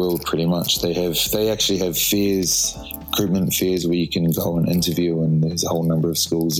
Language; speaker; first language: English; native; English